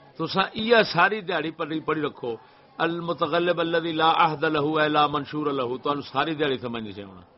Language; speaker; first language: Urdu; non-native, local second language; Punjabi